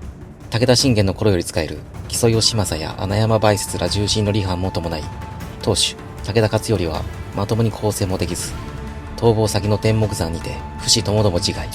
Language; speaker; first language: Japanese; native; Japanese